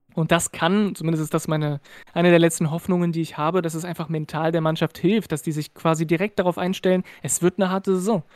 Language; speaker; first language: German; non-native, fluent; French